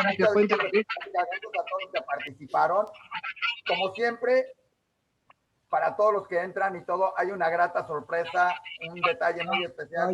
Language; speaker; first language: Spanish; native; Spanish